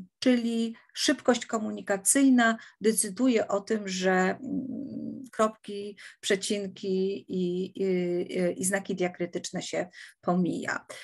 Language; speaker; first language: Polish; native; Polish